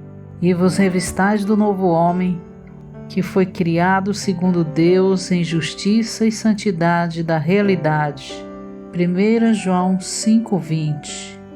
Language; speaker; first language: Portuguese; native; Portuguese